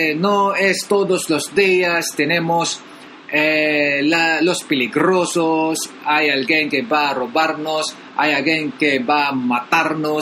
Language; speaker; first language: Spanish; non-native, learner; Filipino